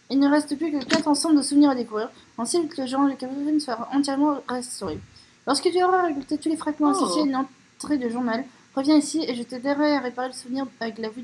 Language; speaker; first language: French; native; French